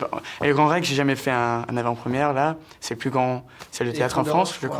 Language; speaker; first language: French; early bilingual, heritage; English